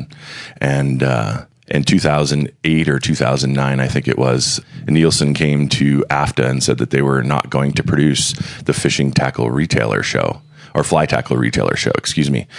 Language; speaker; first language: English; native; English